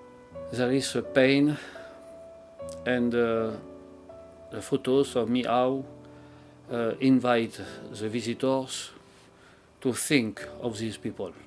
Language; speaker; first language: English; non-native, learner; French